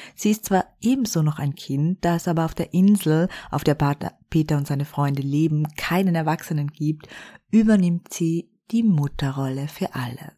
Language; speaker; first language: German; native; German